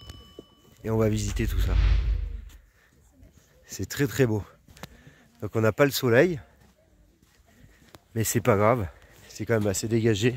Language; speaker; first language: French; native; French